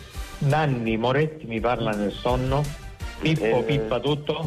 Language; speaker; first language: Italian; native; Italian